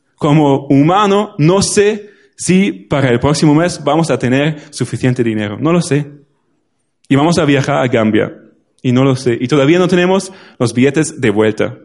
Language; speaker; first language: Spanish; non-native, fluent; German